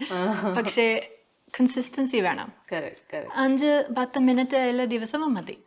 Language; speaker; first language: Malayalam; non-native, learner; English